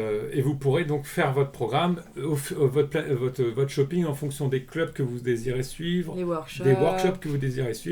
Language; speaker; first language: French; native; French